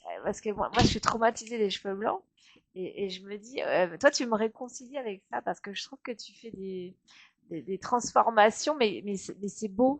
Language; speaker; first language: French; native; French